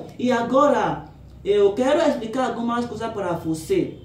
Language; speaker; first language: Portuguese; non-native, local second language; Yoruba